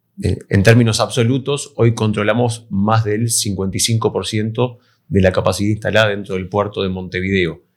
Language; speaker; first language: Spanish; native; Spanish